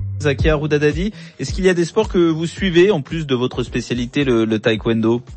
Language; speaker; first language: French; native; French